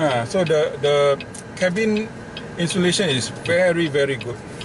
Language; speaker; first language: English; non-native, local second language; Malay